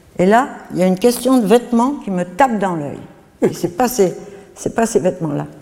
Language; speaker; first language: French; native; French